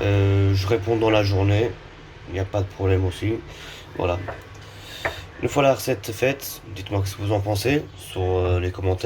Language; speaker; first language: French; native; French